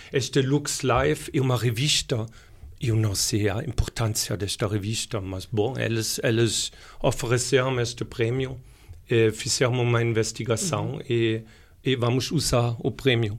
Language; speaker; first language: Portuguese; non-native, fluent; German